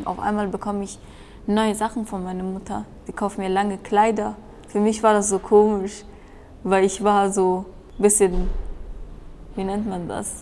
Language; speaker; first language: German; early bilingual, other home language; Persian